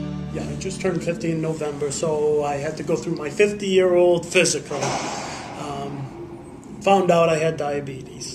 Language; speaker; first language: English; native; English